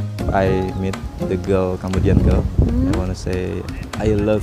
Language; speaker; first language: English; non-native, learner; Indonesian